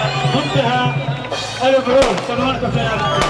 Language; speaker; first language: Arabic; native; Arabic